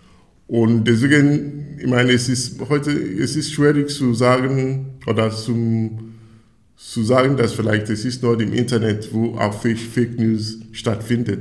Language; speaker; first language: German; non-native, fluent; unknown